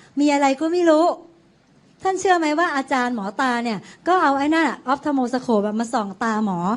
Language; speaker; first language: Thai; native; Thai